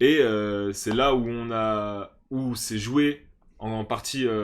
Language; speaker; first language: French; native; French